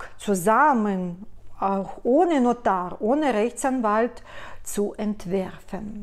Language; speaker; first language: German; non-native, fluent; Russian